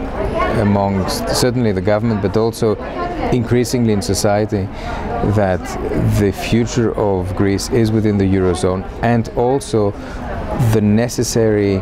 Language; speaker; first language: English; non-native, fluent; Greek